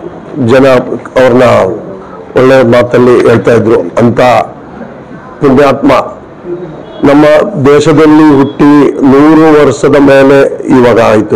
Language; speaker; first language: Kannada; non-native, local second language; Urdu